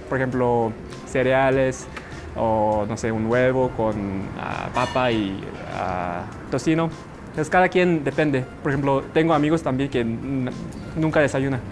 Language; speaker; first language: Spanish; non-native, fluent; Korean